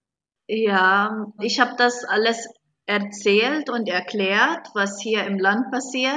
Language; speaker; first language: German; non-native, fluent; Arabic